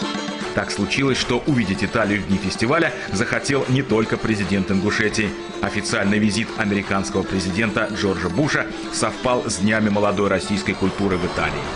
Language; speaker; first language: Russian; native; Russian